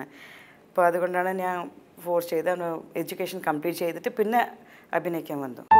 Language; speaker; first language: Malayalam; non-native, local second language; Tamil